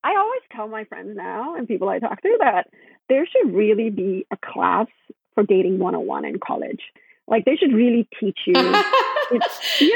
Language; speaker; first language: English; non-native, local second language; Gujarati